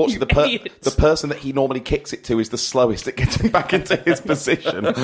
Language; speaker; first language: English; native; English